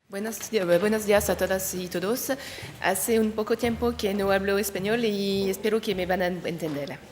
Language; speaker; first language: Spanish; non-native, learner; French